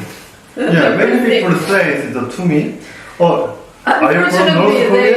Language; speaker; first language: English; non-native, learner; Korean